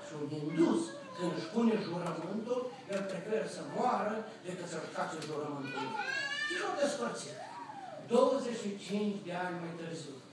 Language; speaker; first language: Romanian; native; Romanian